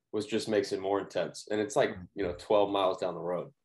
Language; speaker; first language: English; native; English